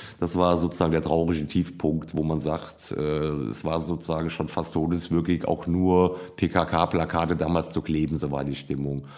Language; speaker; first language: German; native; German